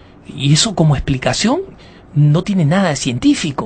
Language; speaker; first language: Spanish; native; Spanish